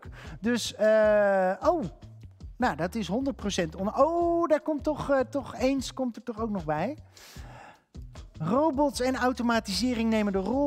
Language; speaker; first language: Dutch; native; Dutch